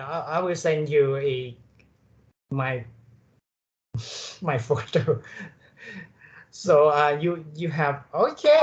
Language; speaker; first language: English; non-native, learner; Thai